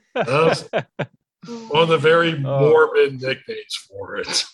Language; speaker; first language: English; native; English